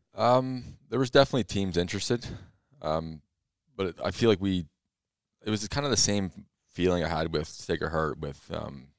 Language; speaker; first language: English; native; English